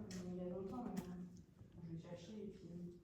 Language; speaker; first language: French; native; French